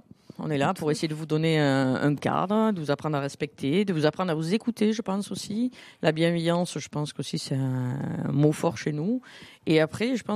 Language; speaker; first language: French; native; French